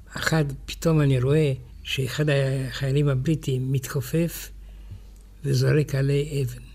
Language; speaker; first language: Hebrew; non-native, fluent; French